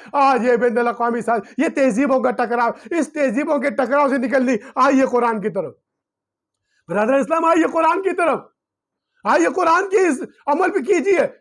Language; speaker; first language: Urdu; non-native, local second language; Pashto